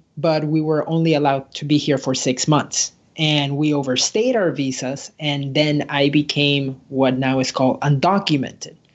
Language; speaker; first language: English; early bilingual, other home language; Spanish